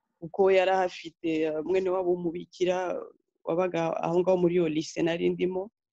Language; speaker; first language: Kinyarwanda; early bilingual, heritage; Kinyarwanda